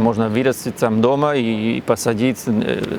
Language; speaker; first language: Russian; non-native, learner; Spanish